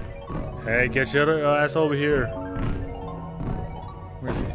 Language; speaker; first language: English; native; English